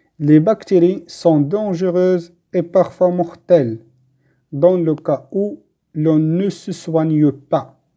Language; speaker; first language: French; non-native, local second language; Arabic